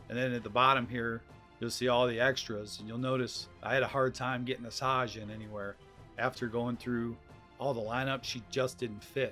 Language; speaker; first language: English; native; English